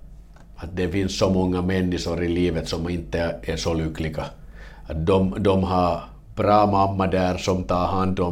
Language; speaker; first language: Swedish; non-native, learner; Finnish